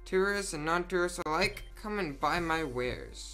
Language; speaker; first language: English; native; English